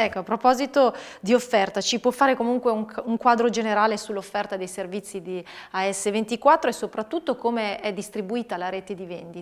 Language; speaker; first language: Italian; native; Italian